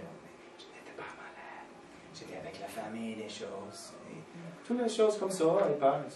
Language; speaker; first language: French; non-native, fluent; English